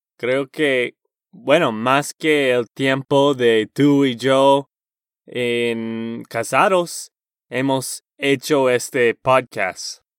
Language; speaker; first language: Spanish; non-native, fluent; English